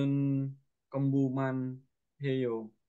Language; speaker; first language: Korean; non-native, learner; Vietnamese